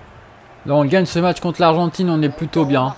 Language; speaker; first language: French; native; French